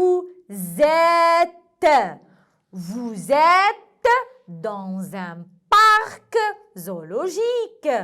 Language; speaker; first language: French; non-native, local second language; Arabic